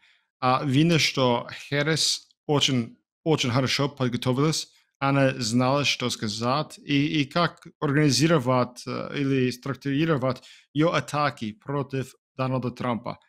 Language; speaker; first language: Ukrainian; non-native, learner; English